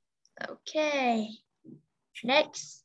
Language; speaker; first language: English; non-native, fluent; Vietnamese